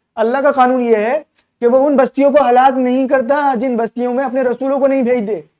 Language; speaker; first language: Urdu; native; Urdu